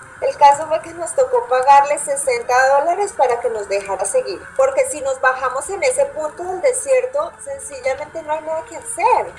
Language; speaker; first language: Spanish; native; Spanish